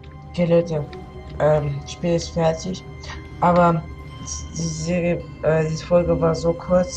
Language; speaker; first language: German; non-native, local second language; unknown